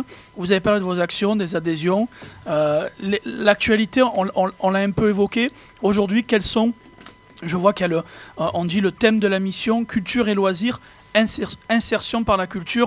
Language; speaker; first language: French; native; French